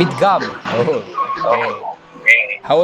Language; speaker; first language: English; non-native, learner; Arabic